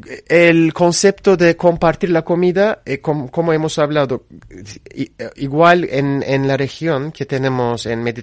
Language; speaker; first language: Spanish; non-native, fluent; Turkish